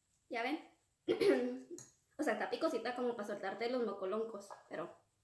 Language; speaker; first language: Spanish; early bilingual, heritage; Spanish